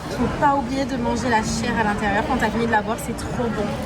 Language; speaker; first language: French; native; French